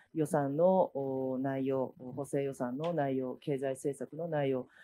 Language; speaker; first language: Japanese; native; Japanese